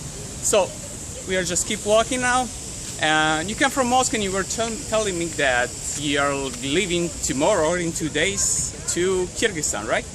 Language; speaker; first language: English; non-native, fluent; Italian